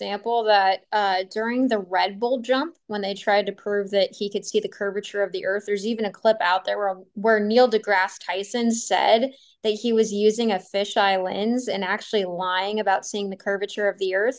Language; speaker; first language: English; native; English